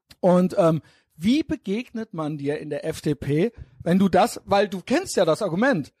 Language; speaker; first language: German; native; German